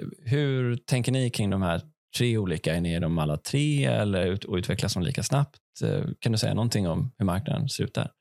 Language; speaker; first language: Swedish; native; Swedish